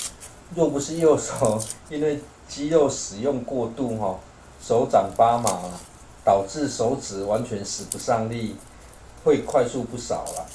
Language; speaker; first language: Chinese; native; Chinese